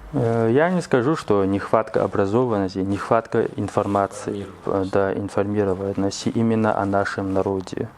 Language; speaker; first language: Russian; non-native, local second language; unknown